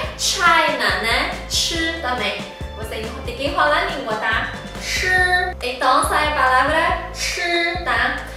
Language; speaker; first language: Portuguese; non-native, fluent; Chinese